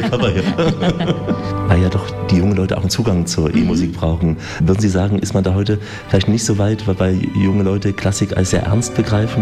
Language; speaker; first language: German; native; German